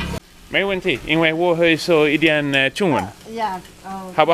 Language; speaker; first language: Chinese; non-native, learner; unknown